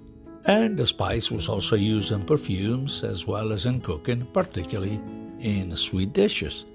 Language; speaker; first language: English; non-native, fluent; Italian